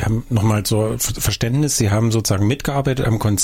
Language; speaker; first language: German; native; German